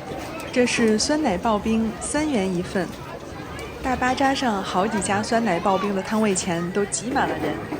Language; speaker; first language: Chinese; native; Chinese